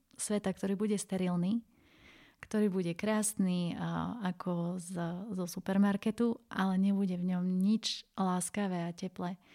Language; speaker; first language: Slovak; native; Slovak